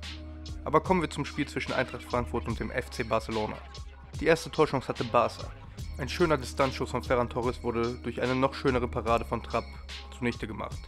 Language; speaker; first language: German; native; German